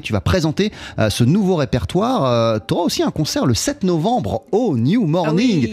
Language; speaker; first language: French; native; French